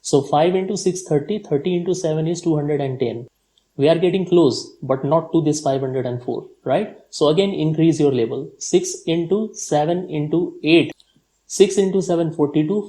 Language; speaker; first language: English; non-native, local second language; Nepali